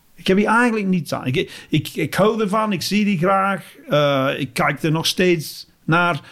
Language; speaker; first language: Dutch; non-native, fluent; English